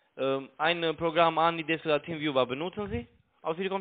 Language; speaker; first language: German; non-native, learner; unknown